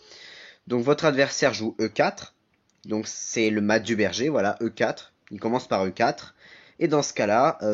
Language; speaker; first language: French; native; French